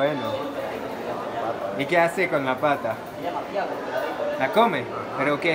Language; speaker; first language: Spanish; non-native, learner; French